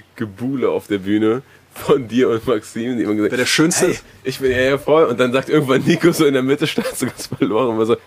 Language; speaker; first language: German; early bilingual, other home language; Spanish